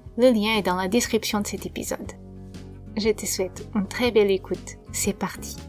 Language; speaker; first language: French; non-native, fluent; Portuguese